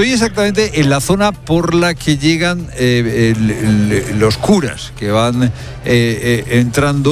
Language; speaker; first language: Spanish; native; Spanish